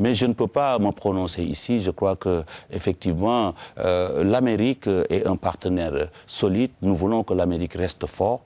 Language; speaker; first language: French; non-native, local second language; Wolof